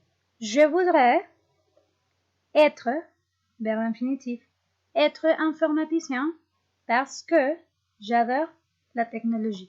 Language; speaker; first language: French; non-native, fluent; Spanish